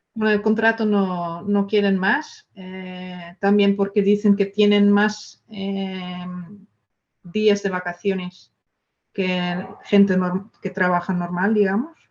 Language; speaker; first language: Spanish; non-native, fluent; Dutch